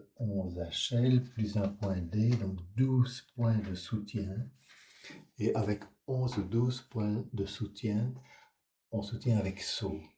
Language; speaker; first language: French; native; French